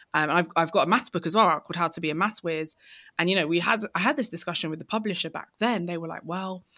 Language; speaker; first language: English; native; English